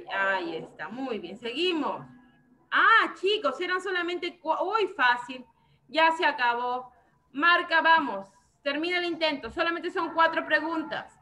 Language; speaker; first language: Spanish; native; Spanish